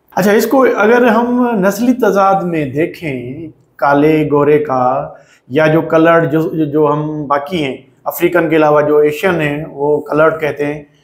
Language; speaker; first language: Urdu; non-native, local second language; Sindhi